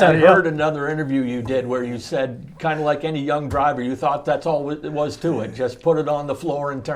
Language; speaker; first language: English; native; English